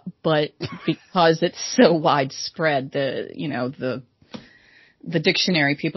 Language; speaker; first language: English; native; English